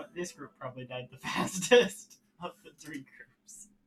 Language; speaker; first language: English; native; English